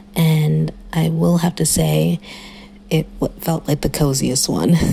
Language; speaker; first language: English; native; English